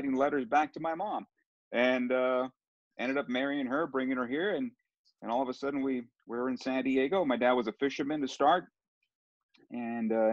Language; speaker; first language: English; early bilingual, other home language; Sicilian